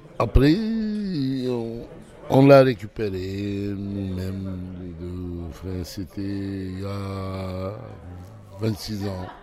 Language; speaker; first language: French; non-native, local second language; Arabic